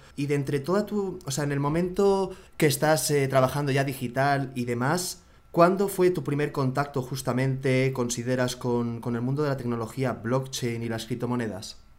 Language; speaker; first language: Spanish; native; Spanish